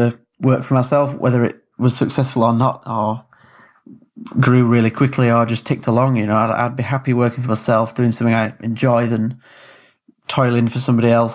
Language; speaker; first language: English; native; English